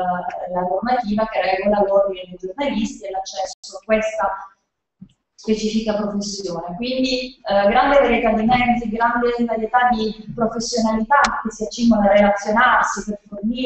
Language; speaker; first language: Italian; native; Italian